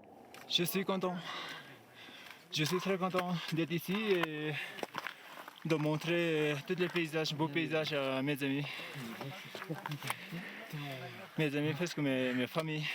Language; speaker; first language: French; non-native, fluent; Sherpa